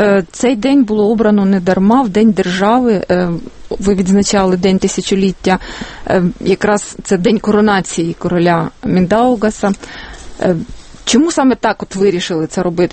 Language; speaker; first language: Ukrainian; native; Ukrainian